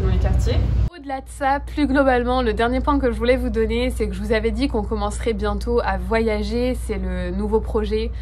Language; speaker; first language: French; native; French